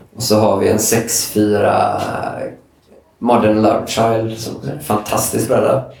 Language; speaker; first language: Swedish; native; Swedish